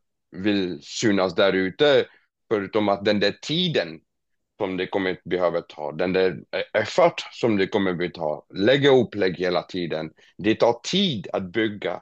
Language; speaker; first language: Swedish; non-native, fluent; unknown